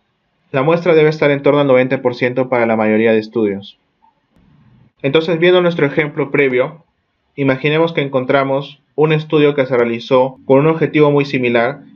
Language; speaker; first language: Spanish; native; Spanish